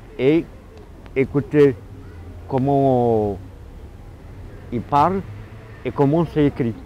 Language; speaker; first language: French; non-native, fluent; Romanian